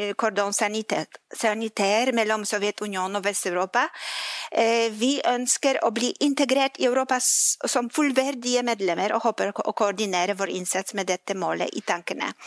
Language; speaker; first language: Norwegian; non-native, fluent; Polish